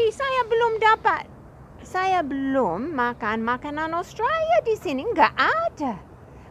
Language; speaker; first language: Indonesian; non-native, fluent; English